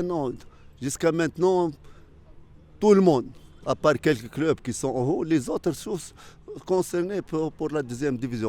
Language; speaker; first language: French; non-native, fluent; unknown